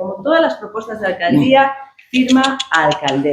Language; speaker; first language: Spanish; non-native, local second language; Galician